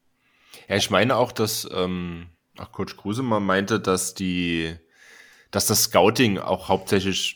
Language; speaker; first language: German; native; German